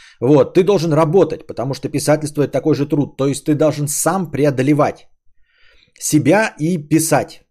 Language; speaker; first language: Russian; native; Russian